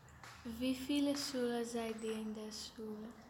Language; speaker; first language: German; non-native, learner; Greek